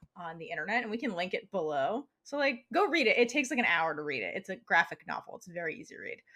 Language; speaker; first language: English; native; English